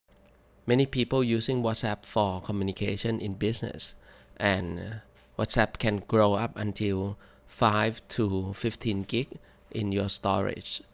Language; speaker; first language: English; non-native, fluent; Thai